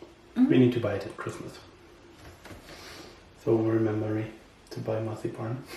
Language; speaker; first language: English; non-native, learner; German